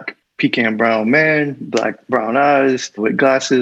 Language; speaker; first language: English; native; English